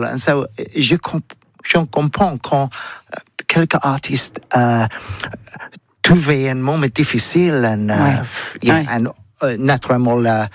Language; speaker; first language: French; non-native, learner; English